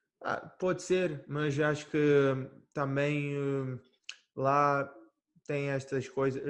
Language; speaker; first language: Portuguese; early bilingual, heritage; Portuguese